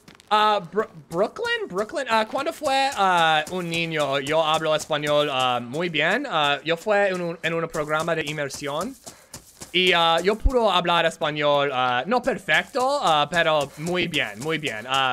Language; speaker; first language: Spanish; non-native, learner; English